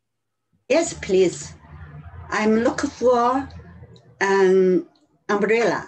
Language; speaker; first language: English; non-native, learner; Chinese